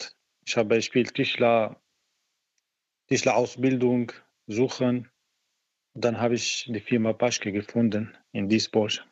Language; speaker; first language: German; non-native, learner; Arabic